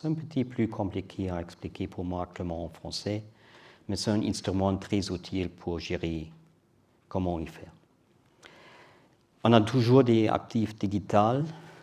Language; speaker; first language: French; non-native, learner; German